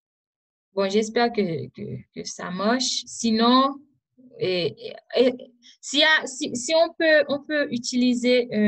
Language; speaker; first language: French; non-native, local second language; Haitian Creole